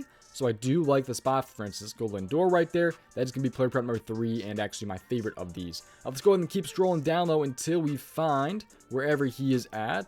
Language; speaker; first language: English; native; English